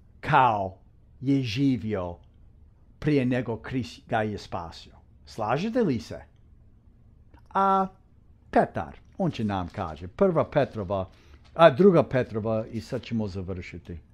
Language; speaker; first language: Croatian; early bilingual, heritage; Croatian